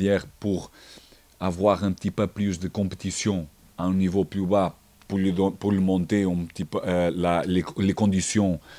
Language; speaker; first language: French; non-native, fluent; Portuguese